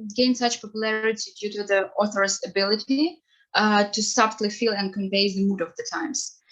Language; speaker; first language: English; non-native, fluent; Ukrainian